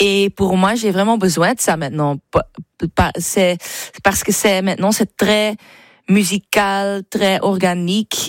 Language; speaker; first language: French; non-native, learner; English